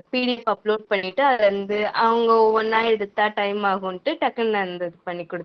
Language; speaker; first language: Tamil; native; Tamil